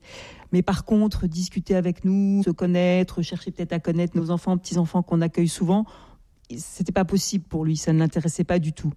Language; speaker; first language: French; native; French